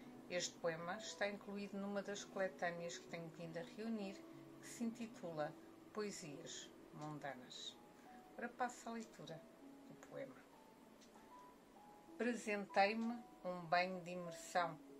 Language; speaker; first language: Portuguese; native; Portuguese